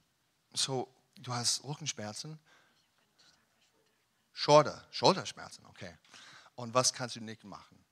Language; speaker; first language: German; non-native, learner; English